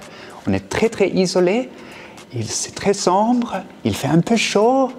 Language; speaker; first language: French; non-native, fluent; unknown